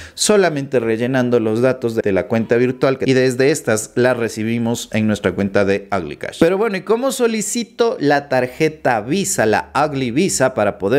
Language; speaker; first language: Spanish; native; Spanish